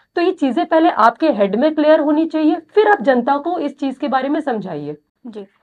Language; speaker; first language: Hindi; native; Hindi